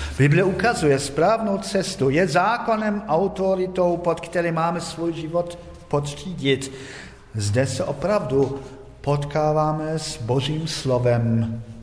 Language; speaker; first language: Czech; non-native, fluent; German